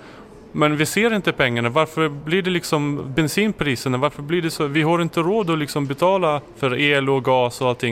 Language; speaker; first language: Swedish; non-native, fluent; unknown